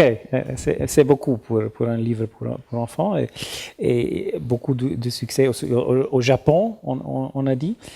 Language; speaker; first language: French; non-native, learner; German